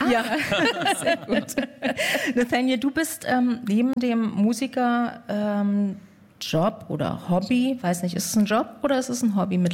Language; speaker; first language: German; native; German